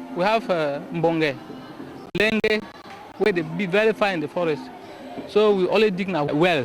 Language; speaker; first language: Nigerian Pidgin; native; Nigerian Pidgin